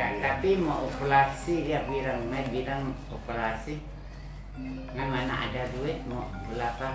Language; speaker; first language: Indonesian; non-native, local second language; Hakka Chinese